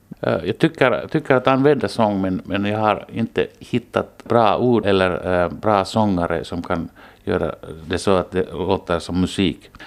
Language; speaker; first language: Swedish; non-native, local second language; Finnish